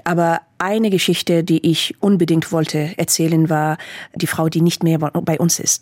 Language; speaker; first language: German; non-native, fluent; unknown